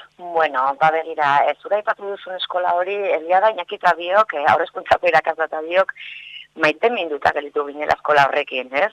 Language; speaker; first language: Basque; non-native, local second language; Spanish